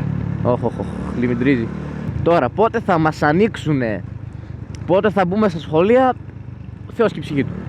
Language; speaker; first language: Greek; native; Greek